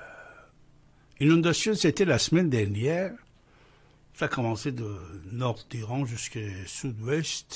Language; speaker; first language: French; non-native, fluent; Persian